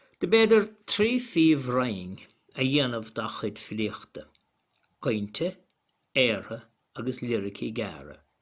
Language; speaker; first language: Irish; native; Irish